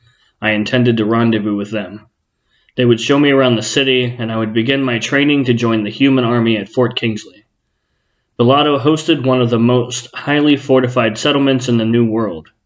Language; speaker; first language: English; native; English